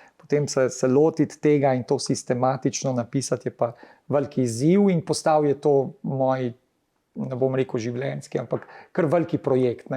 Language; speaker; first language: Slovenian; early bilingual, heritage; Slovenian